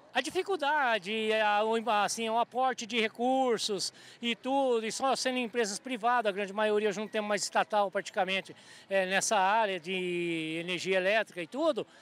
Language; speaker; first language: Portuguese; native; Portuguese